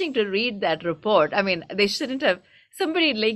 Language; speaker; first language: English; non-native, local second language; Tamil